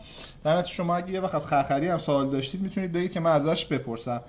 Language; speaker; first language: Persian; native; Persian